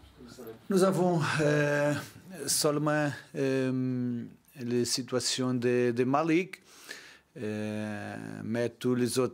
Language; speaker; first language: French; non-native, learner; Portuguese